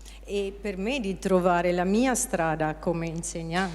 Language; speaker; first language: Italian; non-native, fluent; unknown